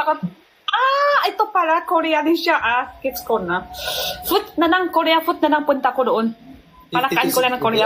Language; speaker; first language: Filipino; non-native, learner; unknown